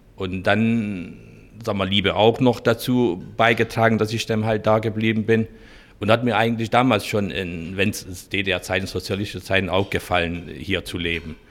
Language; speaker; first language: German; non-native, fluent; Hungarian